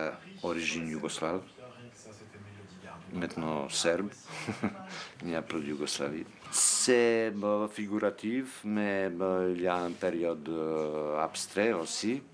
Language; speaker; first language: French; non-native, fluent; Serbian